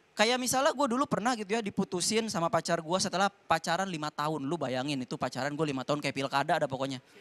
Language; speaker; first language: Indonesian; native; Indonesian